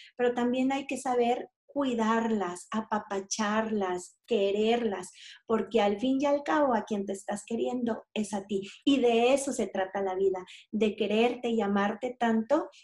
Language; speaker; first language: Spanish; native; Spanish